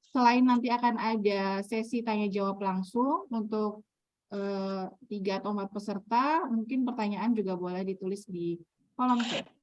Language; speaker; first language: Indonesian; native; Indonesian